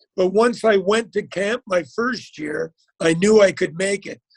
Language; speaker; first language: English; native; English